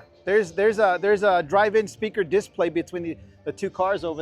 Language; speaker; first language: English; native; English